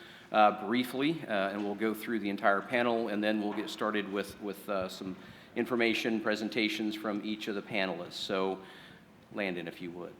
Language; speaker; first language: English; native; English